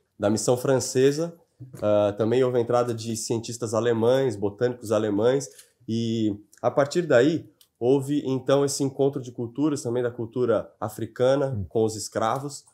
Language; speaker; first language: Portuguese; native; Portuguese